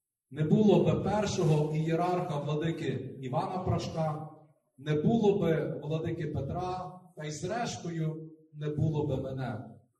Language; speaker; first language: Ukrainian; native; Ukrainian